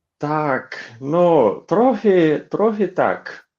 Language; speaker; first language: Ukrainian; non-native, learner; Japanese